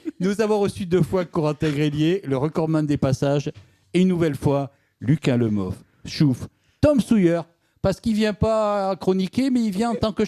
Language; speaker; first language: French; native; French